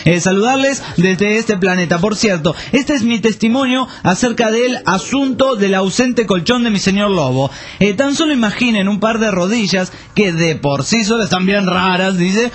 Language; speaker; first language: Spanish; native; Spanish